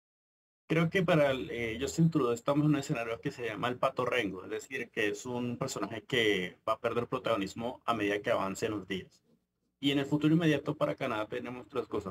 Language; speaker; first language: Spanish; native; Spanish